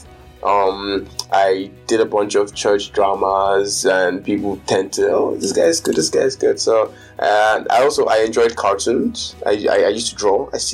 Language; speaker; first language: English; non-native, local second language; Yoruba